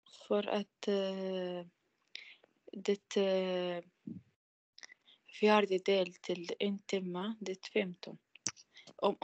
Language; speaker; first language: Swedish; non-native, learner; Arabic